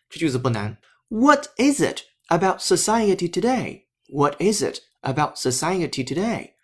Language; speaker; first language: English; non-native, fluent; Chinese